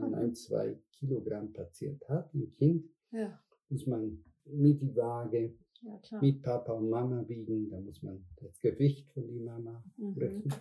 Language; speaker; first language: German; non-native, fluent; Spanish